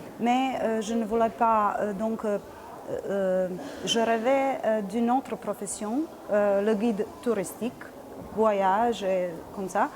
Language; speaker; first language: French; non-native, fluent; Serbian